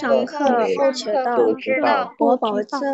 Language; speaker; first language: Chinese; non-native, learner; Indonesian